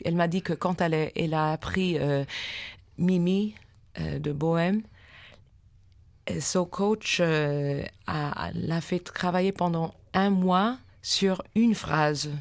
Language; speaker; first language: French; non-native, fluent; English